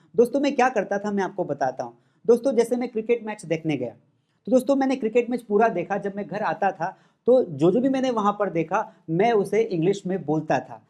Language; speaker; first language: Hindi; native; Hindi